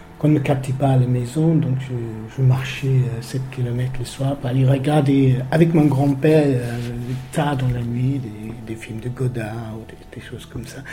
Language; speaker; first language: French; non-native, fluent; English